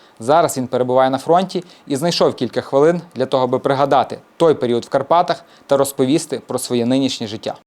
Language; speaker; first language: Ukrainian; native; Ukrainian